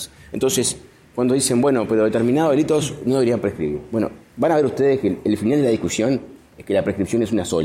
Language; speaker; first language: Spanish; native; Spanish